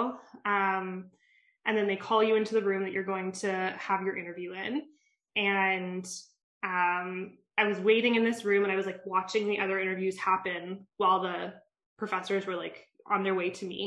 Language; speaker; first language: English; native; English